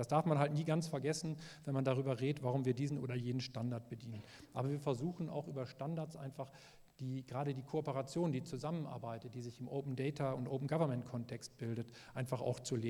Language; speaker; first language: German; native; German